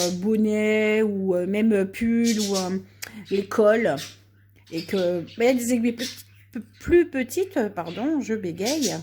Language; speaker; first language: French; native; French